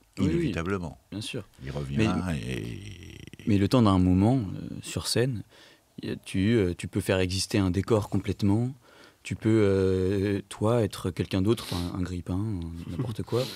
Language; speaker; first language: French; native; French